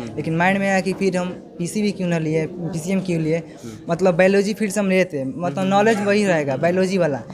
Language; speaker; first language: Hindi; native; Hindi